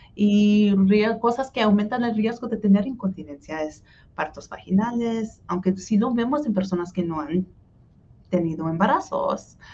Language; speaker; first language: Spanish; early bilingual, heritage; Spanish